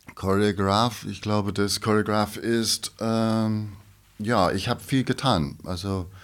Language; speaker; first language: German; non-native, fluent; English